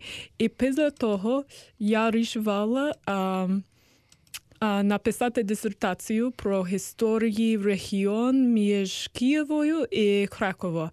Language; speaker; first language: Ukrainian; non-native, learner; English